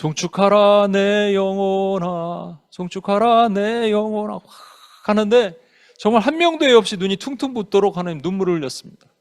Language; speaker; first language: Korean; native; Korean